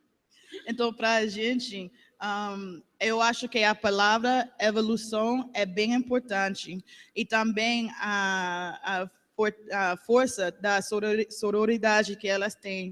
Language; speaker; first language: Portuguese; non-native, learner; English